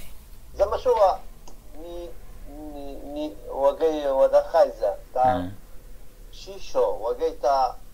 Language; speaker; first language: Chinese; non-native, learner; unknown